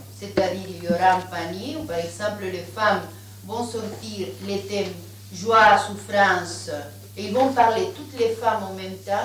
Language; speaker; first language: French; non-native, fluent; Spanish